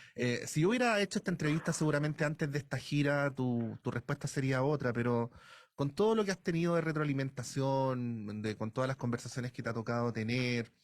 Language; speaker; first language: Spanish; native; Spanish